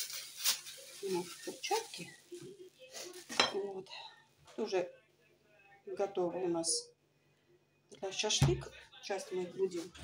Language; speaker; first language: Russian; non-native, learner; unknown